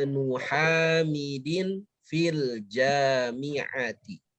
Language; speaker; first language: Arabic; non-native, fluent; Indonesian